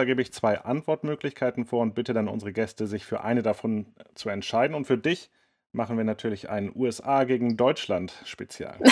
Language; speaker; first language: German; native; German